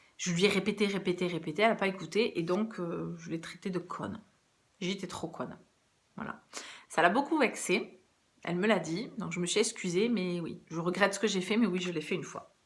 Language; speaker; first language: French; early bilingual, other home language; Portuguese